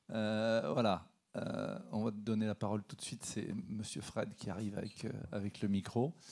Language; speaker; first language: French; native; French